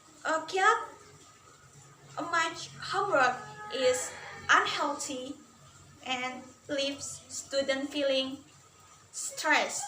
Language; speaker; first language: English; non-native, learner; Indonesian